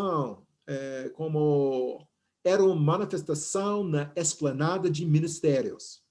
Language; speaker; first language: Portuguese; non-native, fluent; English